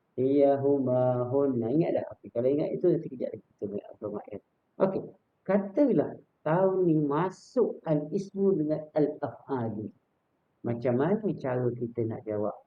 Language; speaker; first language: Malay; native; Malay